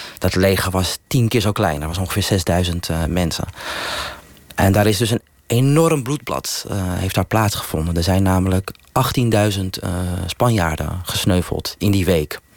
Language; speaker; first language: Dutch; early bilingual, other home language; Riffian